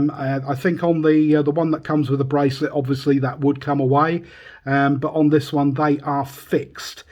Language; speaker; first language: English; native; English